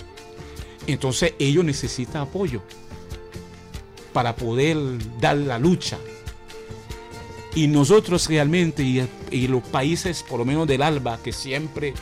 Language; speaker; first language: Spanish; non-native, fluent; Haitian Creole